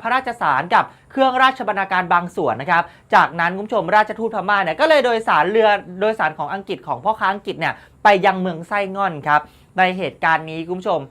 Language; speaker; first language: Thai; native; Thai